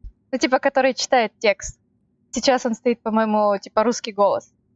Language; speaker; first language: Russian; native; Russian